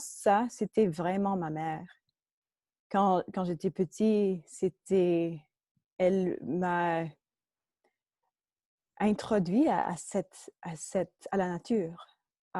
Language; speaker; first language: French; non-native, local second language; English